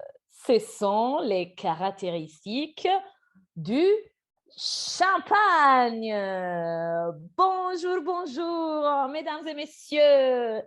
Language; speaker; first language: French; non-native, fluent; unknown